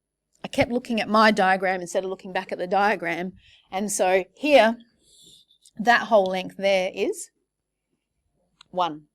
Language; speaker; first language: English; native; English